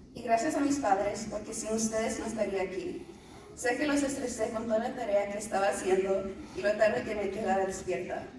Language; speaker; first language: Spanish; early bilingual, heritage; Spanish